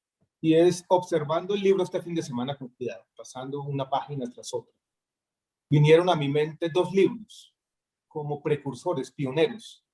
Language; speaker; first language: Spanish; native; Spanish